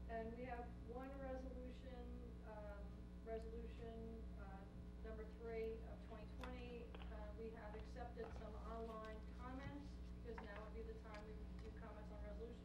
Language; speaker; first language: English; native; English